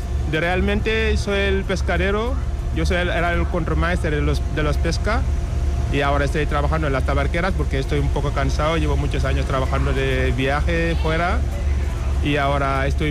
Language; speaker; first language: Spanish; non-native, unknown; Wolof